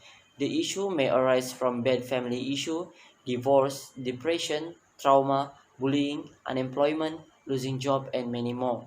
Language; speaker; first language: English; non-native, local second language; Malay